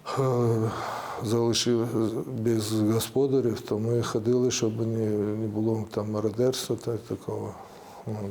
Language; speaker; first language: Ukrainian; non-native, local second language; Russian